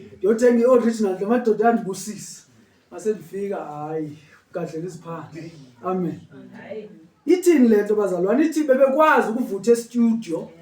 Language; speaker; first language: Zulu; non-native, local second language; Xhosa